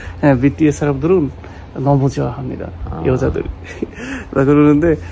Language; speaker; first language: Korean; non-native, learner; Bangla